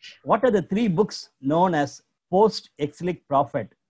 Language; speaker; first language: English; non-native, local second language; Tamil